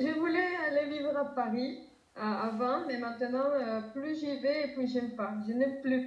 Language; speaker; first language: French; non-native, fluent; Spanish